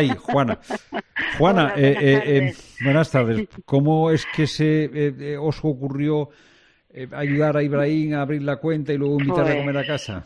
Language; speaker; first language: Spanish; native; Spanish